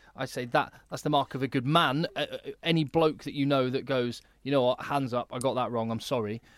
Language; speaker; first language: English; native; English